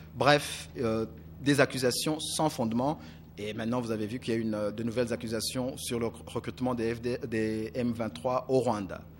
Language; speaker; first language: French; non-native, local second language; Kinyarwanda